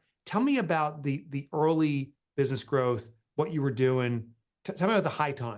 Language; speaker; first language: English; native; English